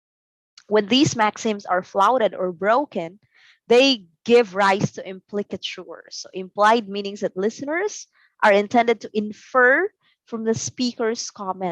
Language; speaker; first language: English; non-native, local second language; Cebuano